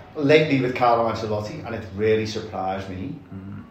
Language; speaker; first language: English; native; English